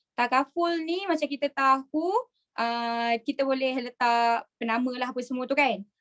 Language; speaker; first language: Malay; native; Malay